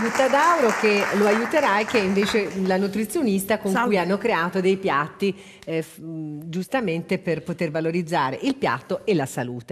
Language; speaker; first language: Italian; native; Italian